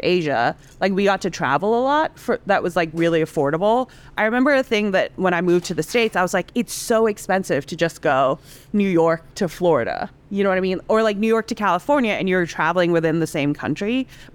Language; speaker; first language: English; non-native, local second language; Cantonese